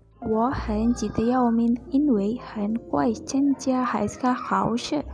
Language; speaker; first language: Chinese; non-native, learner; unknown